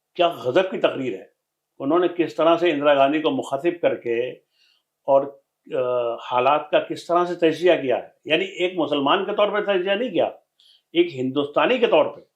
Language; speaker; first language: Urdu; native; Urdu